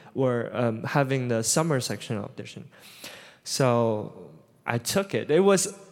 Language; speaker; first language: English; non-native, fluent; Chinese